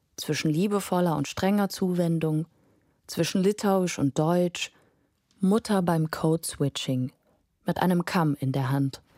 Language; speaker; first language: German; non-native, fluent; Lithuanian